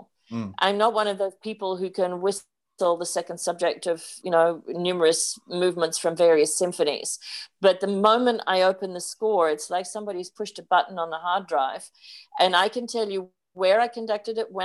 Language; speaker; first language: English; native; English